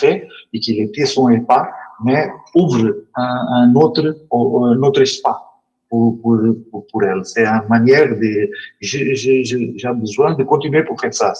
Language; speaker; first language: French; non-native, learner; Portuguese